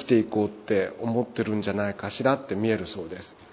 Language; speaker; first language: Japanese; native; Japanese